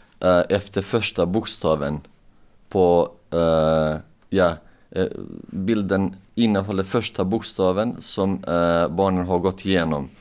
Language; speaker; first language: Swedish; non-native, local second language; Bosnian